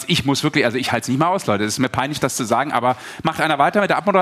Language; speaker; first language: German; native; German